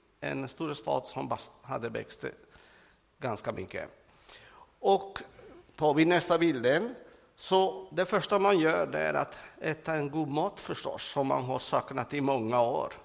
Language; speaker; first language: Swedish; non-native, fluent; Spanish